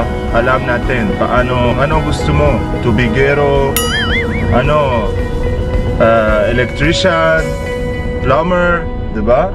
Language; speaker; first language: Filipino; non-native, learner; Arabic